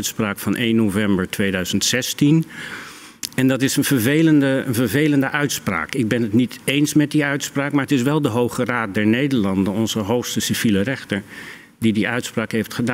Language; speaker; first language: Dutch; native; Dutch